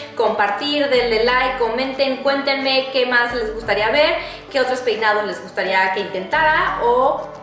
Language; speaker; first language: Spanish; native; Spanish